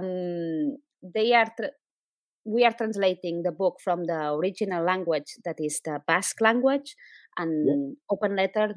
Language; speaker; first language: English; non-native, fluent; Spanish